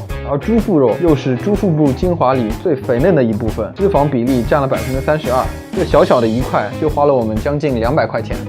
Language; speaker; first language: Chinese; native; Chinese